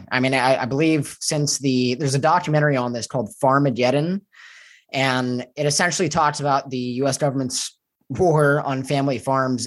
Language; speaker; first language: English; native; English